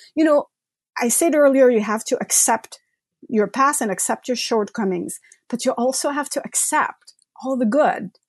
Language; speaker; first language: English; non-native, fluent; French